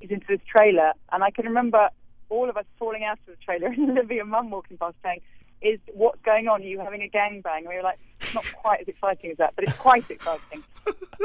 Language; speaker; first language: English; native; English